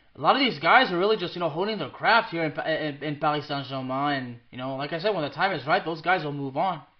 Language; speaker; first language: English; early bilingual, other home language; French